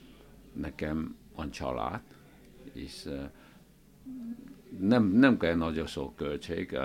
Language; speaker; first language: Hungarian; non-native, learner; Chinese